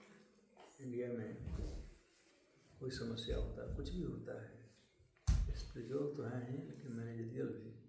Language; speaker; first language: Hindi; native; Hindi